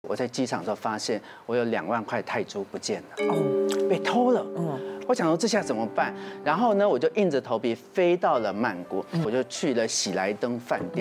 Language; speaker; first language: Chinese; native; Chinese